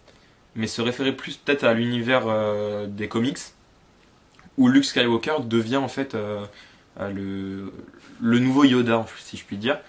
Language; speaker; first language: French; native; French